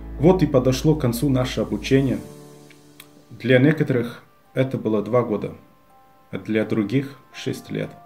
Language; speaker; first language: Russian; non-native, fluent; English